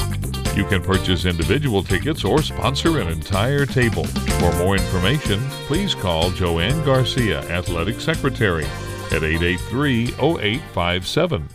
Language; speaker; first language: English; native; English